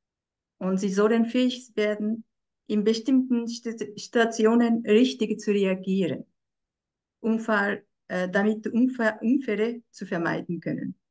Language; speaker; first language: German; non-native, fluent; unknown